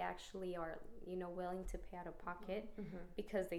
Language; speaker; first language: English; early bilingual, other home language; Spanish